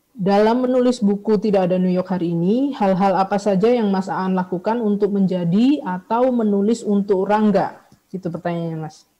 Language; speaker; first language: Indonesian; native; Indonesian